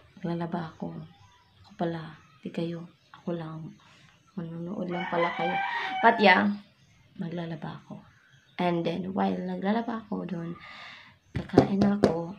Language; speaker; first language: Filipino; non-native, local second language; Cebuano